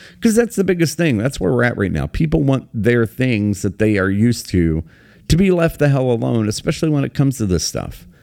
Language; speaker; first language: English; native; English